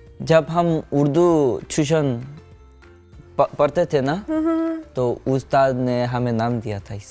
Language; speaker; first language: Hindi; non-native, learner; Korean